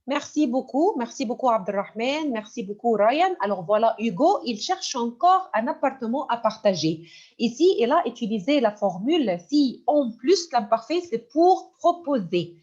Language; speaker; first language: French; non-native, fluent; Arabic